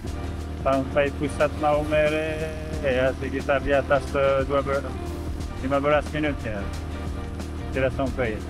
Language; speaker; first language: Indonesian; non-native, learner; French